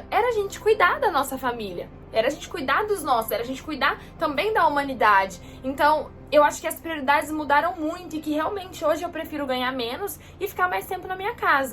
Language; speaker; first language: Portuguese; native; Portuguese